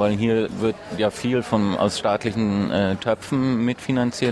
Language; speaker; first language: German; native; German